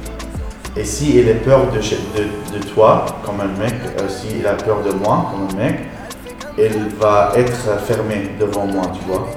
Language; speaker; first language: French; non-native, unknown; Arabic